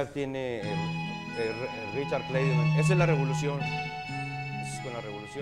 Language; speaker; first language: Spanish; native; Spanish